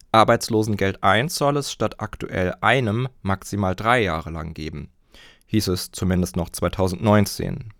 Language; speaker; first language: German; native; German